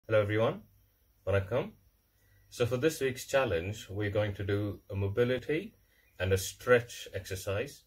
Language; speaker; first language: English; non-native, local second language; Tamil